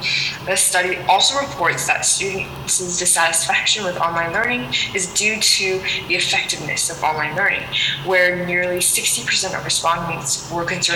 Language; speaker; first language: English; non-native, local second language; Cantonese